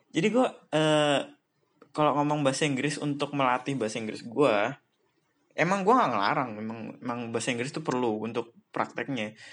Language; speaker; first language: Indonesian; native; Indonesian